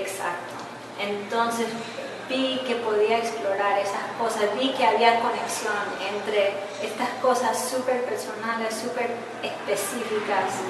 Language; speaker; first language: Spanish; early bilingual, heritage; English